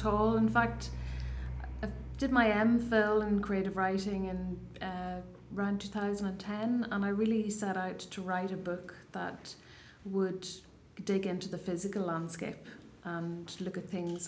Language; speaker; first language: English; non-native, local second language; Irish